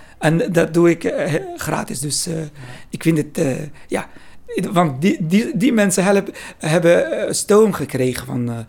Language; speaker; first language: Dutch; non-native, learner; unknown